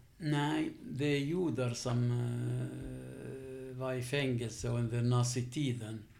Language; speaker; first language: Swedish; non-native, fluent; Arabic